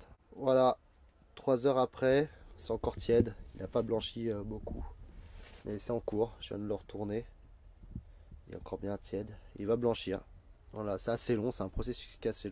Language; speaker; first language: French; native; French